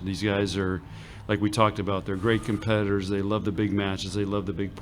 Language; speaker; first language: English; native; English